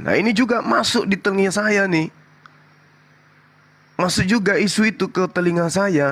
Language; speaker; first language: Indonesian; native; Indonesian